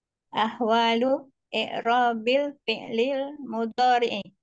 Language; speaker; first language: Arabic; non-native, learner; Indonesian